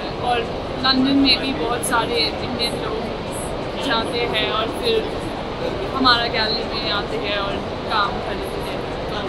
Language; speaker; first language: Hindi; non-native, learner; English